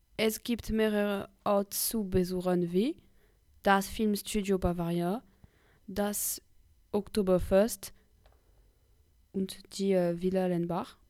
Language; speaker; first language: German; non-native, learner; French